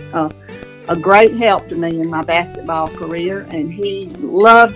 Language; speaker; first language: English; native; English